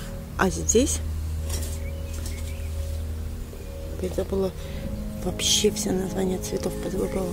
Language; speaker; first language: Russian; native; Russian